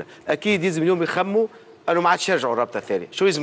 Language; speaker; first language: Arabic; native; Arabic